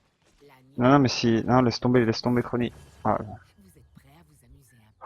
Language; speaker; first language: French; native; French